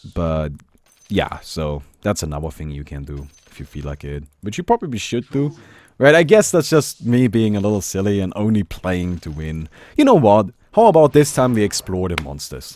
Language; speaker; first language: English; non-native, fluent; German